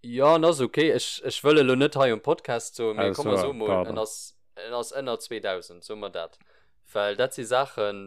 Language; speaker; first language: Luxembourgish; early bilingual, other home language; English